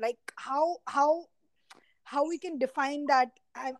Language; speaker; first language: English; non-native, local second language; Hindi